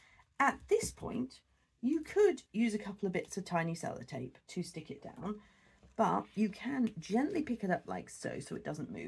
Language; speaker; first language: English; native; English